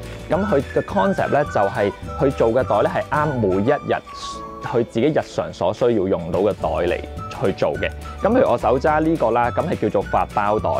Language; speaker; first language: Cantonese; native; Cantonese